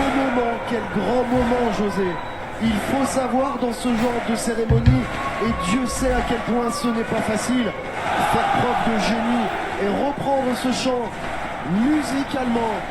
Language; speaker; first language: French; native; French